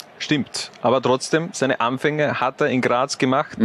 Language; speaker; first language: German; native; German